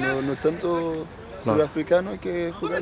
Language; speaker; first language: Spanish; non-native, learner; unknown